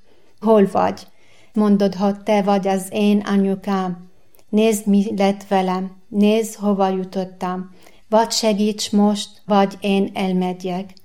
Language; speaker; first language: Hungarian; non-native, learner; Arabic